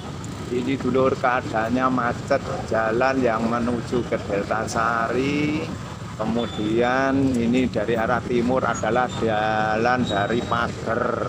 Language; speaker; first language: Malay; non-native, local second language; Javanese